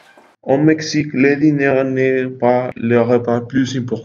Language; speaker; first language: French; non-native, learner; Spanish